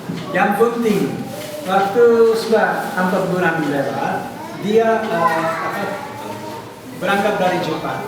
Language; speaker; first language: Indonesian; non-native, fluent; Japanese